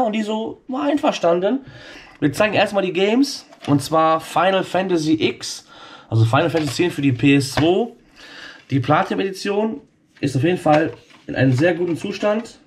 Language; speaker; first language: German; native; German